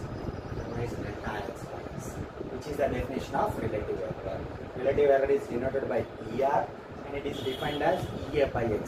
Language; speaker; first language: English; non-native, local second language; Telugu